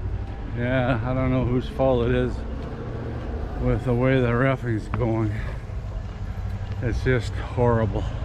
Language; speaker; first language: English; native; English